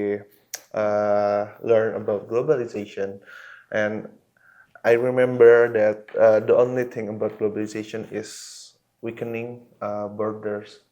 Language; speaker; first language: English; non-native, local second language; Indonesian